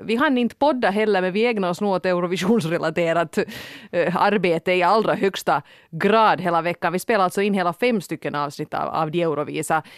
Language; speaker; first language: Swedish; native; Swedish